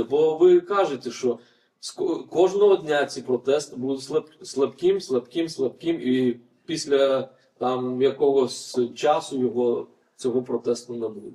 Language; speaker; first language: Ukrainian; non-native, fluent; Lithuanian